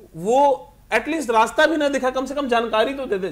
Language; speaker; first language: Hindi; native; Hindi